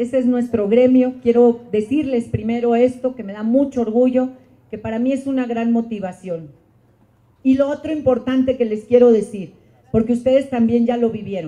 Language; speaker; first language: Spanish; native; Spanish